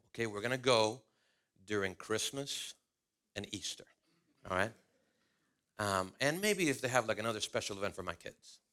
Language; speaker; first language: English; early bilingual, other home language; Spanish